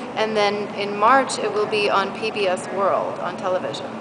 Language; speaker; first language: English; native; English